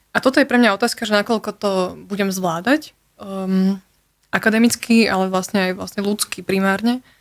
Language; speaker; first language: Slovak; native; Slovak